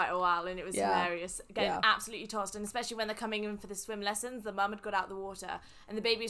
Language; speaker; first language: English; native; English